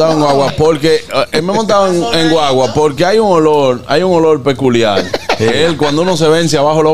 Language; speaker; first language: Spanish; native; Spanish